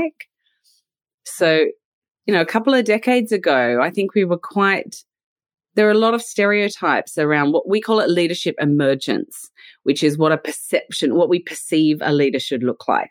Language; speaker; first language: English; native; English